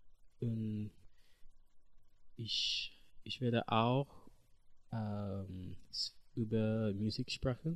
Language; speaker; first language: German; non-native, learner; English